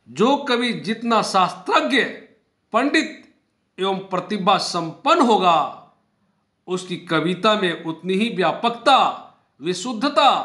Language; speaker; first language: Hindi; native; Hindi